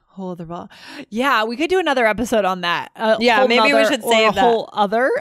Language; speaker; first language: English; native; English